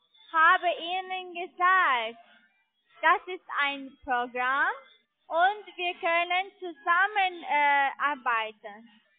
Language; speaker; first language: German; non-native, learner; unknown